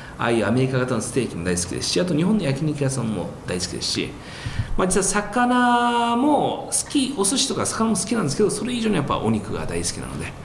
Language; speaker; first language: Japanese; early bilingual, heritage; Japanese